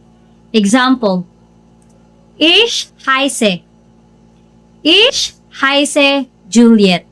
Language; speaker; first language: German; non-native, learner; Cebuano